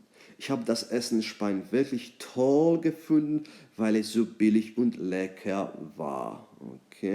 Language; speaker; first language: German; non-native, fluent; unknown